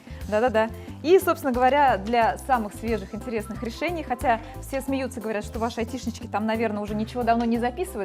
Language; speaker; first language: Russian; native; Russian